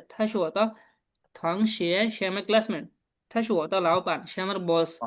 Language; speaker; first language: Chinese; non-native, fluent; Bangla